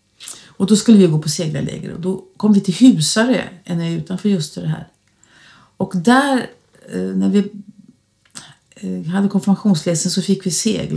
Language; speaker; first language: Swedish; native; Swedish